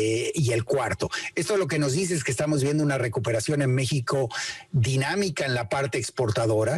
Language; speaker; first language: Spanish; native; Spanish